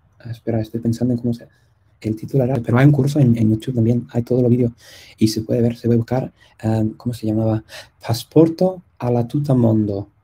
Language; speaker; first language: Spanish; non-native, fluent; English